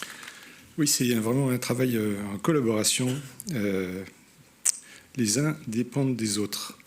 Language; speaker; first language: French; native; French